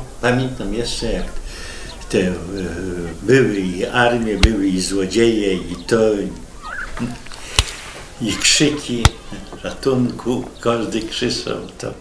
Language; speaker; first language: Polish; native; Polish